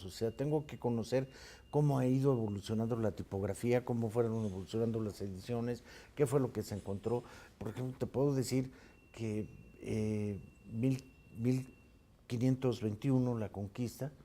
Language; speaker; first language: Spanish; native; Spanish